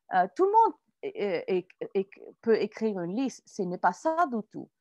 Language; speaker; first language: French; non-native, fluent; English